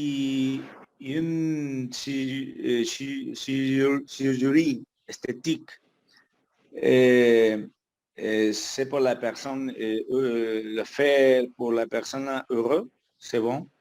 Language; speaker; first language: French; non-native, learner; Spanish